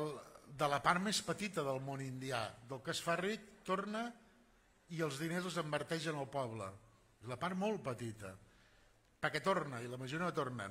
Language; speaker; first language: Catalan; native; Catalan